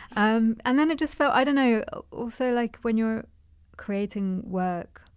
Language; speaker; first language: English; native; English